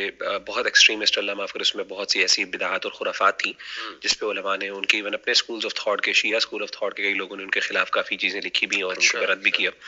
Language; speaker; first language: Urdu; native; Urdu